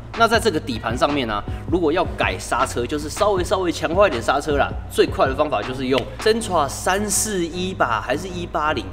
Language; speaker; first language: Chinese; native; Chinese